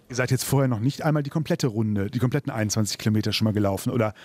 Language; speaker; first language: German; native; German